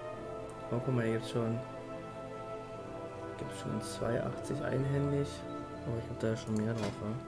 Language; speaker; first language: German; native; German